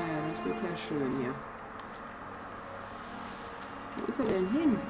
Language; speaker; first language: German; native; German